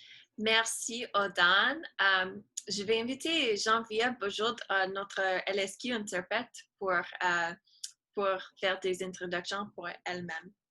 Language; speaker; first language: French; non-native, learner; English